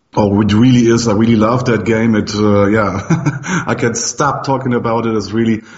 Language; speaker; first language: English; non-native, fluent; German